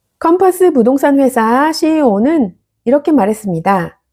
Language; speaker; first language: Korean; native; Korean